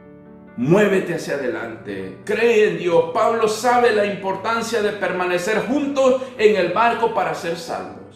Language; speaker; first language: Spanish; native; Spanish